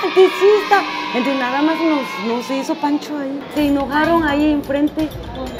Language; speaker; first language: Spanish; non-native, fluent; Korean